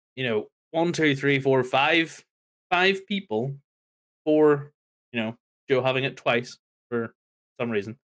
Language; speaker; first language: English; native; English